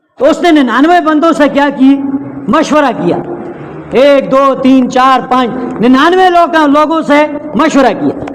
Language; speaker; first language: Urdu; non-native, local second language; Pashto